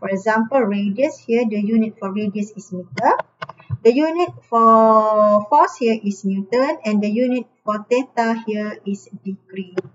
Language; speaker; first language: English; non-native, local second language; Malay